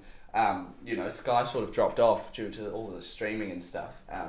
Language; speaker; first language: English; native; English